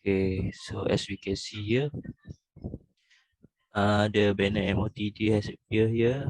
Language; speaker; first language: English; non-native, local second language; Malay